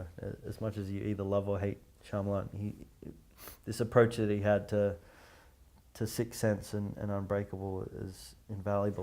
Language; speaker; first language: English; native; English